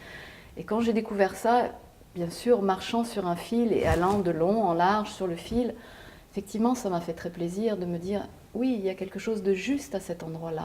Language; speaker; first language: French; native; French